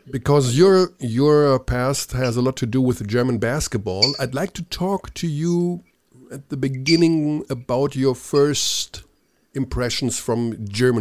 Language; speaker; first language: English; non-native, fluent; German